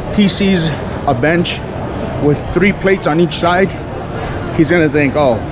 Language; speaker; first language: English; native; English